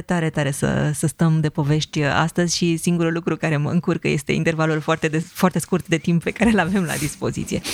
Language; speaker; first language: Romanian; native; Romanian